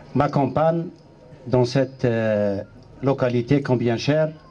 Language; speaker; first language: French; non-native, local second language; Arabic